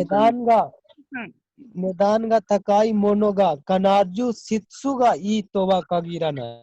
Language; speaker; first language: Japanese; non-native, learner; Hindi